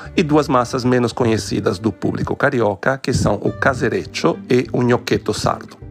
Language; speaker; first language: Portuguese; non-native, fluent; Italian